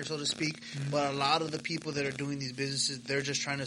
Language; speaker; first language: English; native; English